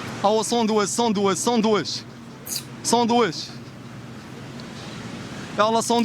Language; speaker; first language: Arabic; native; Arabic